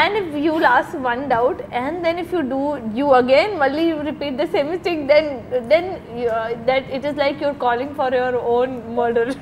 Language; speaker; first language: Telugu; non-native, learner; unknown